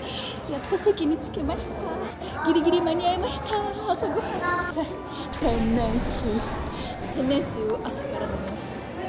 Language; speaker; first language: Japanese; native; Japanese